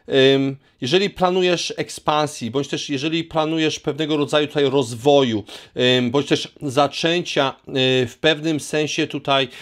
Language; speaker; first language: Polish; native; Polish